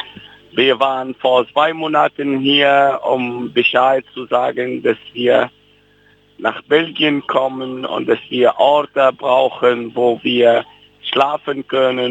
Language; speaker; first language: German; non-native, fluent; Arabic